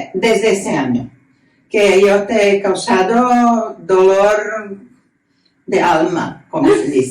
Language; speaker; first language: Spanish; non-native, fluent; Croatian